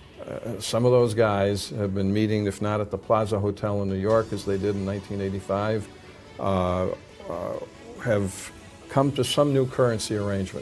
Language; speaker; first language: English; native; English